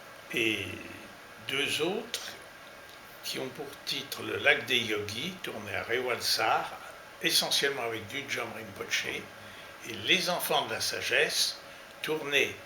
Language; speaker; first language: French; native; French